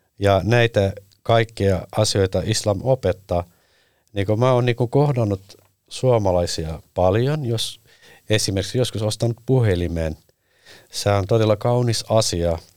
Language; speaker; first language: Finnish; non-native, fluent; Turkish